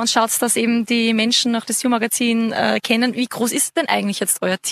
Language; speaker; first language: German; native; German